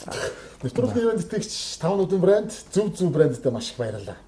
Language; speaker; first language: Mongolian; native; Mongolian